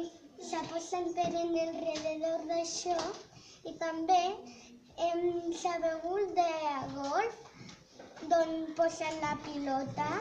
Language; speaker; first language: Catalan; non-native, local second language; Spanish